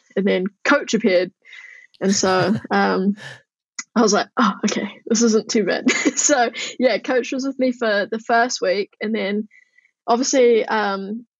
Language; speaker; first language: English; native; English